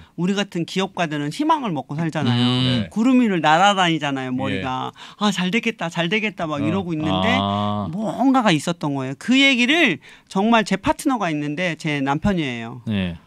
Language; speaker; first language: Korean; native; Korean